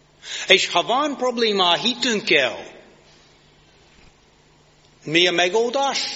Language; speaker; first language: Hungarian; non-native, fluent; English